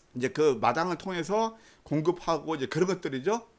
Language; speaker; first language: Korean; native; Korean